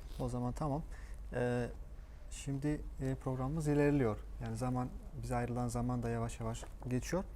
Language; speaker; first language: Turkish; native; Turkish